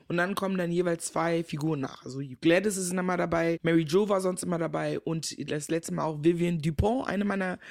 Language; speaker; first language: German; early bilingual, other home language; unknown